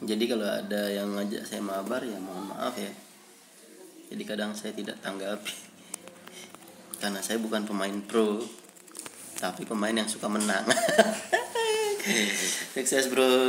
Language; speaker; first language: Indonesian; native; Indonesian